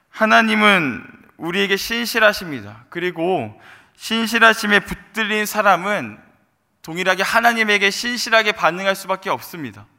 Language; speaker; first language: Korean; native; Korean